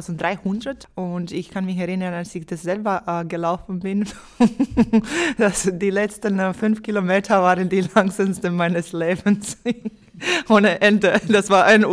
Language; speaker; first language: German; non-native, fluent; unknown